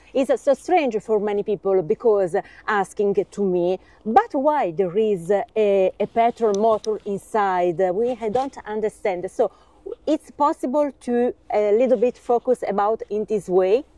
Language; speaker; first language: English; non-native, learner; Italian